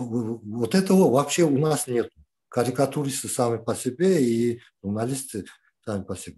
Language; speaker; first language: Russian; non-native, local second language; Kyrgyz